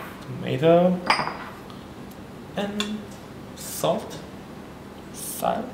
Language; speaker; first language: English; non-native, learner; Korean